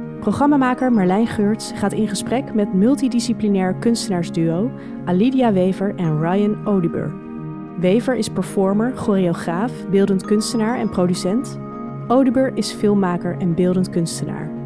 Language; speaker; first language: Dutch; native; Dutch